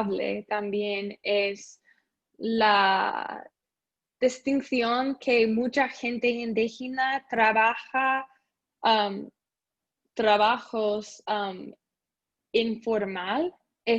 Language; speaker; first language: Spanish; non-native, learner; English